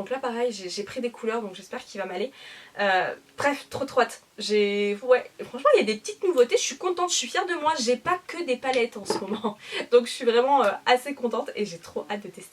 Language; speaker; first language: French; native; French